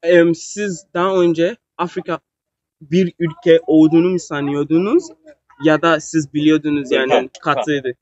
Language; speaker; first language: Turkish; non-native, learner; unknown